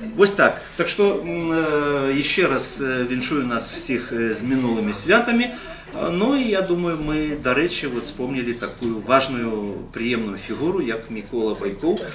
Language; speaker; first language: Belarusian; native; Belarusian